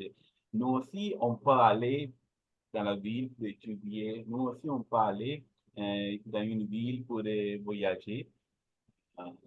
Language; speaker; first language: French; non-native, learner; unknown